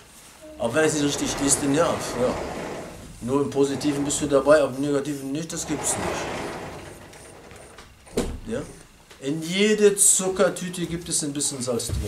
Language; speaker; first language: German; non-native, fluent; Arabic